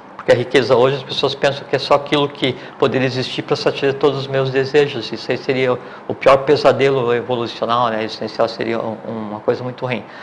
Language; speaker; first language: Portuguese; native; Portuguese